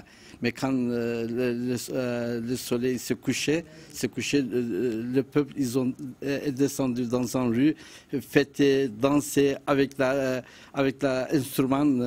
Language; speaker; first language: French; non-native, learner; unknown